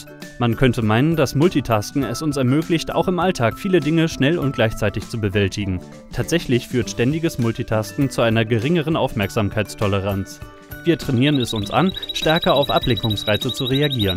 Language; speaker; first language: German; native; German